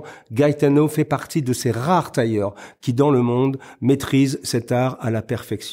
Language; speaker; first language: French; native; French